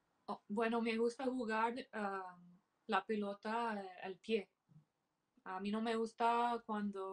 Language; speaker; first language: Spanish; early bilingual, heritage; English